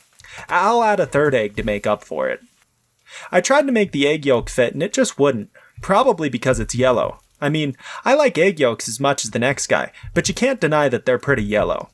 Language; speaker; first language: English; native; English